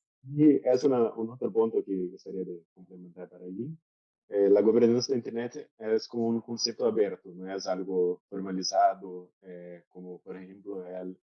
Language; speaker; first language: Spanish; non-native, learner; Portuguese